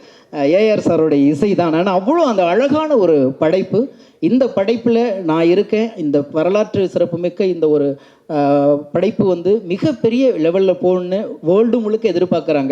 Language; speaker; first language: Tamil; native; Tamil